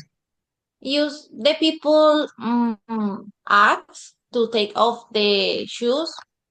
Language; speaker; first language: English; non-native, learner; Spanish